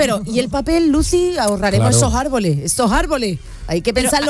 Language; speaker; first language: Spanish; native; Spanish